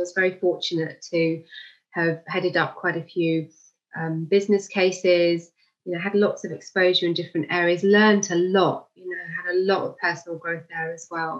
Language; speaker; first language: English; native; English